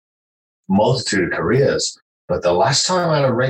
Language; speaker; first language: English; native; English